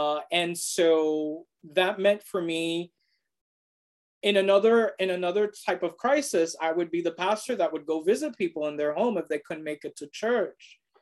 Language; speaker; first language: English; early bilingual, other home language; Spanish